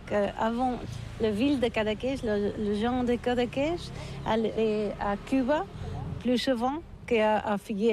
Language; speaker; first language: French; non-native, learner; Catalan